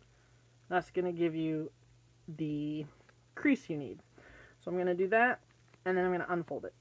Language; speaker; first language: English; native; English